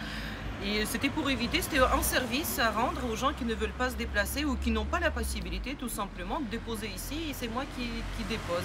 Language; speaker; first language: French; non-native, fluent; Russian